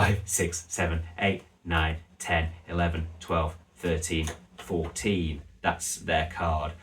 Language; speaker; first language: English; native; English